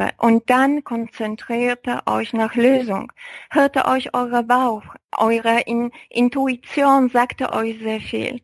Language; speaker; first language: German; non-native, fluent; Polish